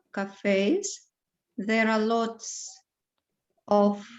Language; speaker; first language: English; non-native, learner; Russian